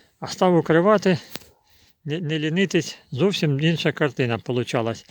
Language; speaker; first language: Ukrainian; native; Ukrainian